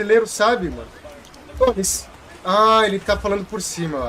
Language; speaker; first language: Portuguese; native; Portuguese